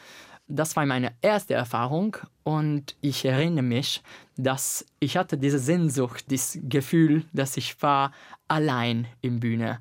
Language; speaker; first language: German; non-native, fluent; Italian